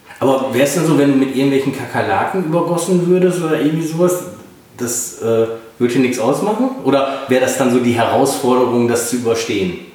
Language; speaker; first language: German; native; German